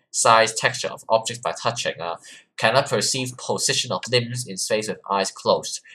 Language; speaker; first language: English; non-native, local second language; Cantonese